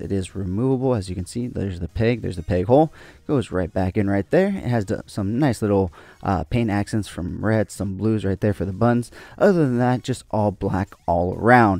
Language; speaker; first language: English; native; English